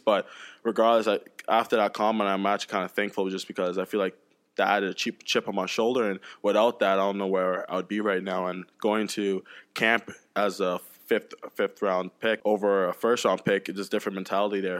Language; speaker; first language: English; native; English